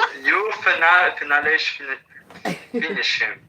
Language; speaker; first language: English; non-native, learner; Portuguese